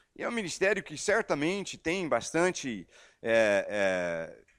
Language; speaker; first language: Portuguese; non-native, fluent; English